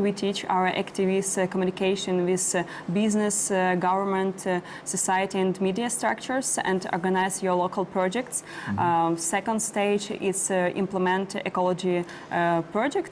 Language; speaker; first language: English; non-native, learner; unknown